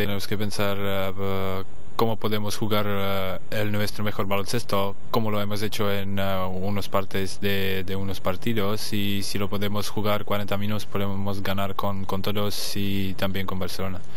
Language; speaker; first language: Spanish; non-native, learner; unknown